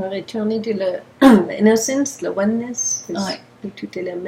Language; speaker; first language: French; non-native, learner; English